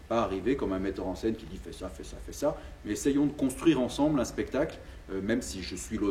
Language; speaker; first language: French; native; French